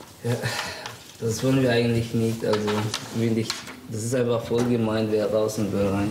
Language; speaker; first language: German; non-native, learner; Somali